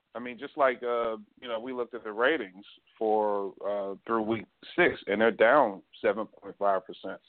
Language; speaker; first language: English; native; English